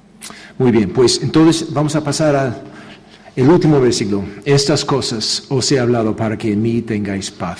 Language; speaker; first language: Spanish; non-native, fluent; English